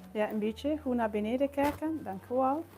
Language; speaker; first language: Dutch; non-native, learner; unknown